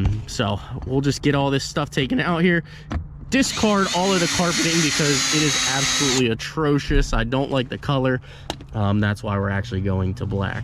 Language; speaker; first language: English; native; English